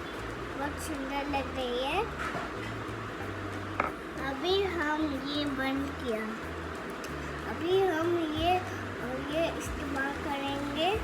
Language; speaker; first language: Hindi; non-native, local second language; Assamese